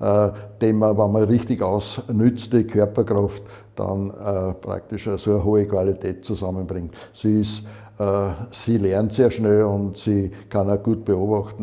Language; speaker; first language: German; native; German